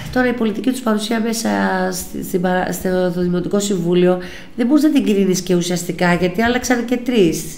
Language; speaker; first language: Greek; native; Greek